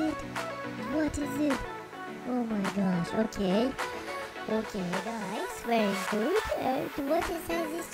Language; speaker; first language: English; non-native, learner; Russian